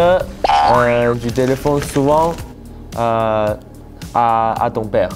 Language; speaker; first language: French; early bilingual, heritage; French